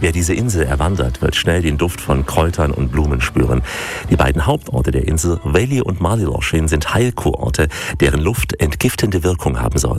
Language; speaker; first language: German; native; German